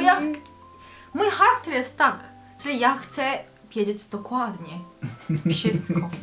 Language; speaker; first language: Polish; non-native, learner; Korean